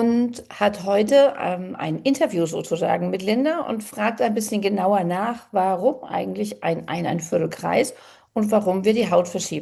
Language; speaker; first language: German; native; German